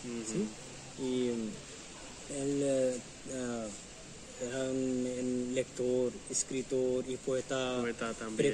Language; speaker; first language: Spanish; non-native, learner; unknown